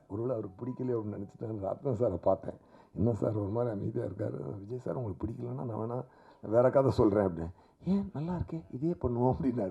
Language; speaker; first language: Tamil; native; Tamil